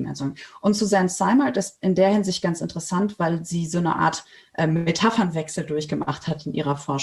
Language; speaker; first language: German; native; German